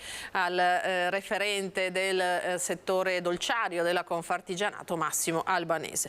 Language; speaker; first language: Italian; native; Italian